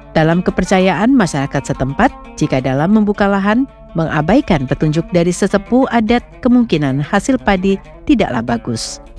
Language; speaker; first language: Indonesian; native; Indonesian